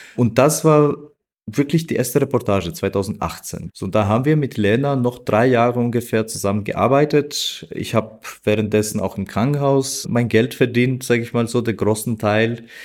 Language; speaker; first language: German; non-native, fluent; Albanian